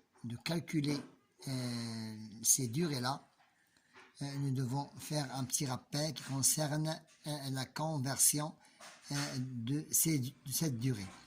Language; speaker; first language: French; non-native, local second language; Arabic